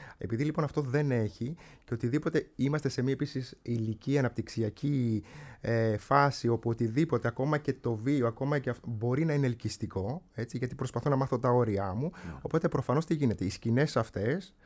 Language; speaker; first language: Greek; native; Greek